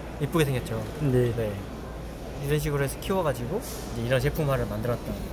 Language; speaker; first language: Korean; native; Korean